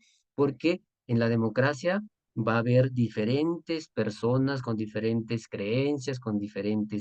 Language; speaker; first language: Spanish; native; Spanish